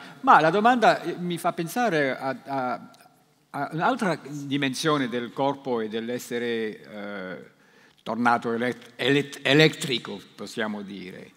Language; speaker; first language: Italian; non-native, fluent; French